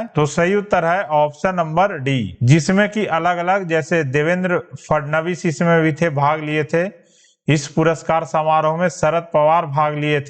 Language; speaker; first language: Hindi; native; Hindi